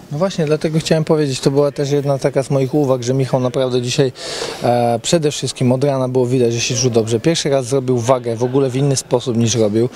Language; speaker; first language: Polish; native; Polish